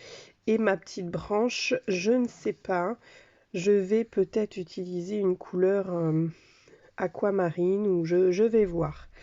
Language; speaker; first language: French; native; French